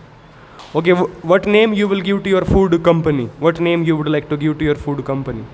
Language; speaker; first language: English; non-native, local second language; Hindi